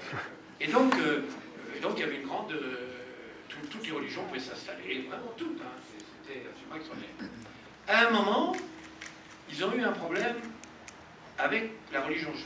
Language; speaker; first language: French; native; French